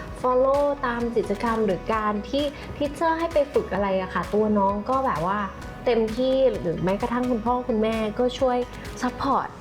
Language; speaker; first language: Thai; native; Thai